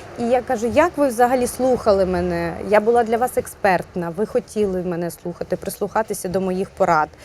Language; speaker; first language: Ukrainian; non-native, local second language; Russian